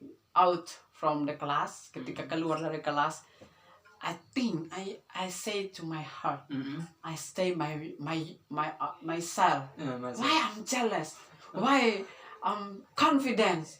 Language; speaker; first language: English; non-native, learner; Indonesian